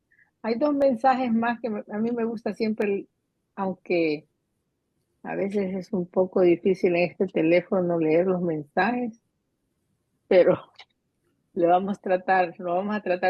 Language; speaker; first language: Spanish; native; Spanish